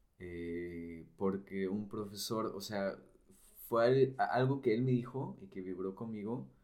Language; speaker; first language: Spanish; non-native, fluent; German